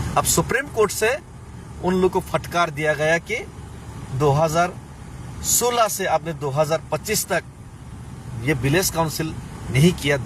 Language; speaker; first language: Hindi; non-native, local second language; Kok Borok